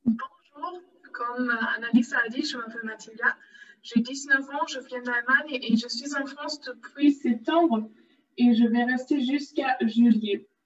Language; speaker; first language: French; non-native, fluent; German